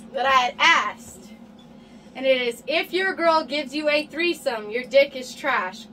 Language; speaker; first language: English; native; English